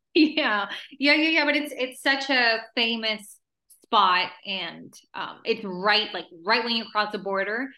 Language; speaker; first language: English; early bilingual, other home language; Spanish